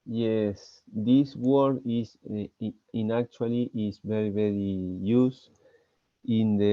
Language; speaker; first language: English; non-native, learner; Spanish